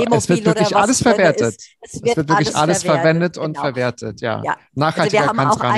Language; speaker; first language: German; native; German